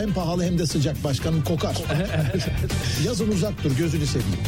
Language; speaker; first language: Turkish; native; Turkish